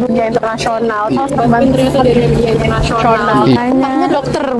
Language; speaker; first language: Indonesian; native; Indonesian